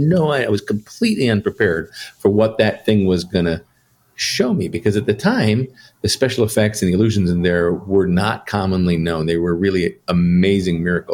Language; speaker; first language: English; native; English